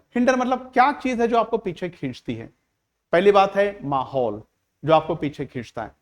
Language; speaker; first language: Hindi; non-native, local second language; Marathi